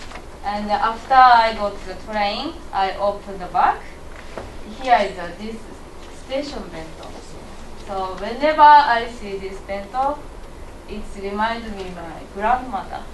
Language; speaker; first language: English; non-native, learner; Japanese